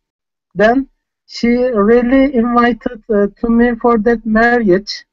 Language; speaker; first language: English; non-native, fluent; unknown